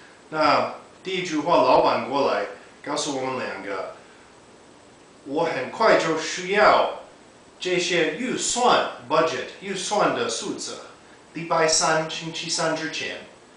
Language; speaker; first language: Chinese; non-native, fluent; English